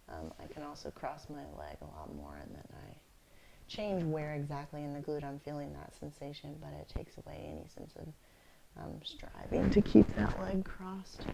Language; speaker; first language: English; native; English